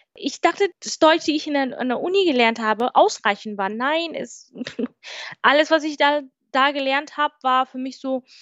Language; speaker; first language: German; non-native, fluent; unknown